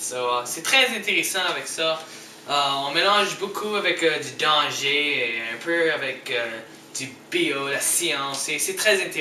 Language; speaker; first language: French; non-native, learner; English